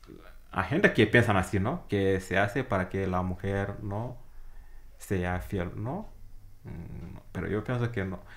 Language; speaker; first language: Spanish; non-native, fluent; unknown